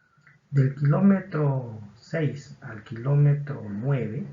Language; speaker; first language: Spanish; native; Spanish